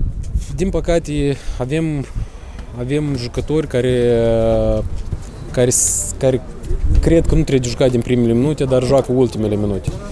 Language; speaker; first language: Romanian; non-native, local second language; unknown